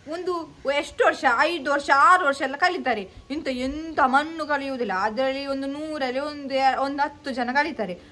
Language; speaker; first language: Kannada; non-native, local second language; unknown